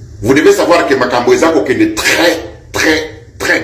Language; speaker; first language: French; non-native, local second language; Lingala